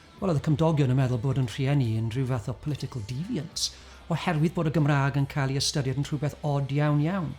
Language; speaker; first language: Welsh; native; Welsh